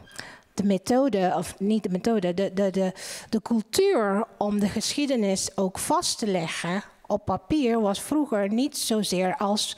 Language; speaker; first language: Dutch; non-native, fluent; Indonesian